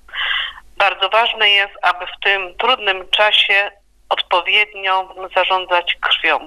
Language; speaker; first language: Polish; native; Polish